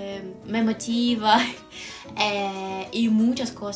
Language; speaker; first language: Spanish; non-native, fluent; Ukrainian